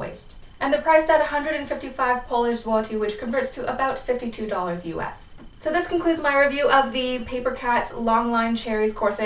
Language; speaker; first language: English; native; English